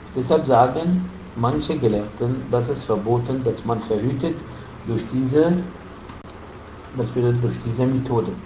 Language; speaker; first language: German; non-native, fluent; Arabic